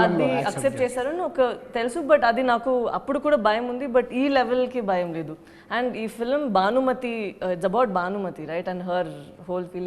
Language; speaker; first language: Telugu; non-native, learner; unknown